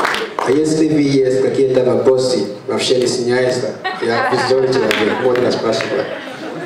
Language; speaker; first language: Russian; non-native, learner; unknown